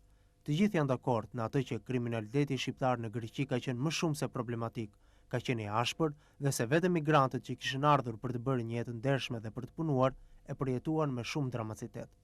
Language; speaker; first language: Albanian; native; Albanian